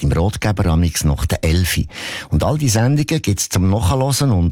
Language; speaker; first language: German; native; German